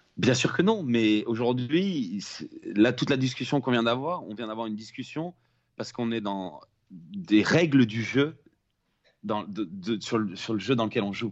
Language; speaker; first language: French; native; French